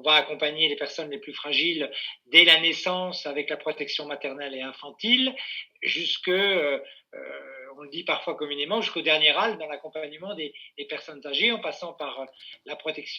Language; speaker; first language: French; native; French